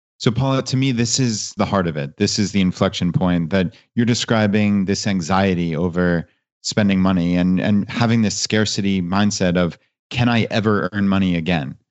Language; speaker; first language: English; native; English